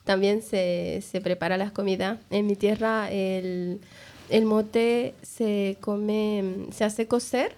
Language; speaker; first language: Spanish; native; Spanish